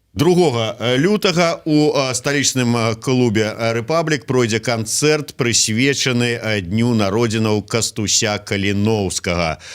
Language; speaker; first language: Belarusian; non-native, local second language; Russian